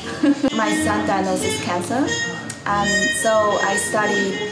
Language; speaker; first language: English; non-native, fluent; Chinese